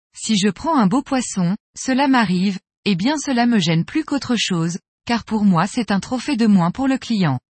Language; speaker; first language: French; non-native, fluent; Spanish